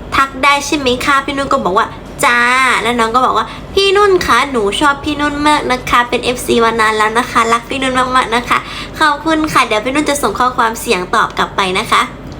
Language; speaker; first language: Thai; native; Thai